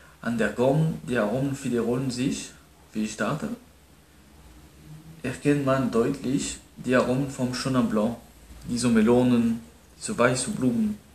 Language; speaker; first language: German; non-native, learner; Spanish